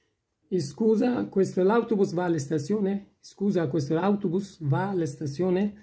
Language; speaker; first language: Italian; non-native, fluent; Persian